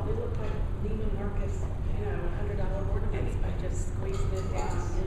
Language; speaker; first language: English; native; English